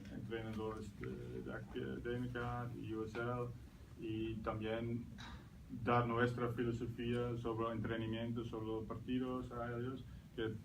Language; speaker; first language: Spanish; non-native, learner; Dutch